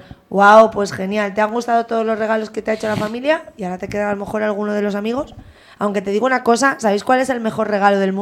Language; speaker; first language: Spanish; native; Spanish